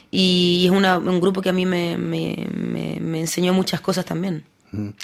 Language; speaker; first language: Spanish; early bilingual, heritage; French